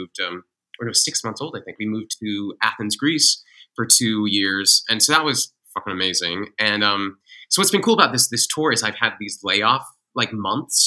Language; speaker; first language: English; native; English